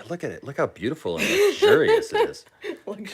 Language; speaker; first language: English; native; English